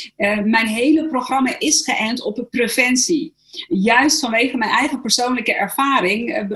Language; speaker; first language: Dutch; early bilingual, other home language; Arabic